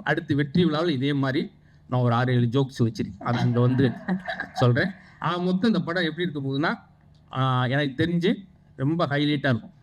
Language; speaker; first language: Tamil; native; Tamil